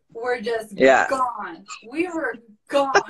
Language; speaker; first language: English; native; English